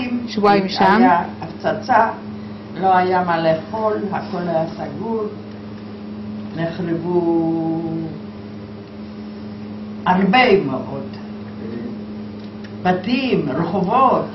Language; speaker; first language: Hebrew; non-native, fluent; Polish